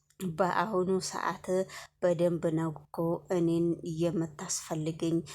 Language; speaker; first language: Amharic; native; Amharic